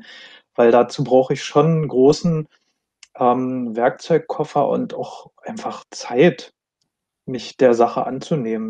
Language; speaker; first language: German; native; German